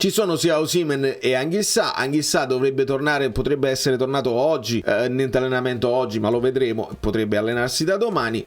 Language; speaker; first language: Italian; native; Italian